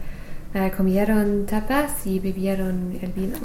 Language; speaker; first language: Spanish; non-native, learner; English